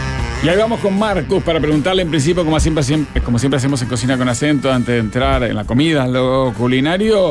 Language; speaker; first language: Spanish; native; Spanish